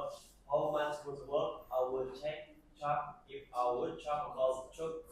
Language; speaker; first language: English; non-native, learner; Indonesian